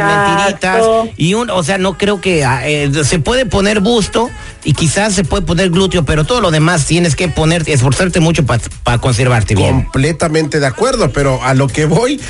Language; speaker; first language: Spanish; native; Spanish